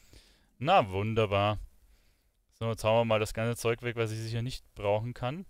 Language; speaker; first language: German; native; German